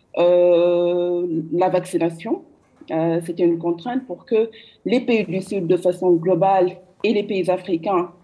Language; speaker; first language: French; non-native, local second language; Wolof